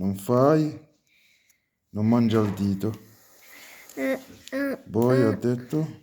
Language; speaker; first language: Italian; non-native, learner; Arabic